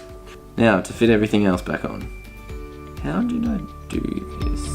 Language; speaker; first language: English; native; English